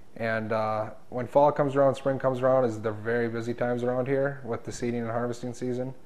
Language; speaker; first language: English; native; English